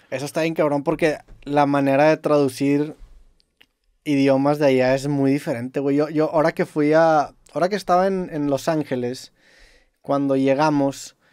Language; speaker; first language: Spanish; native; Spanish